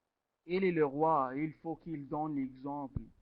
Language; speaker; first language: French; non-native, learner; Arabic